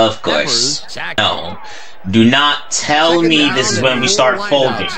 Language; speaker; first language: English; native; English